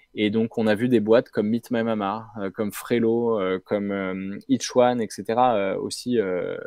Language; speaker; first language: French; native; French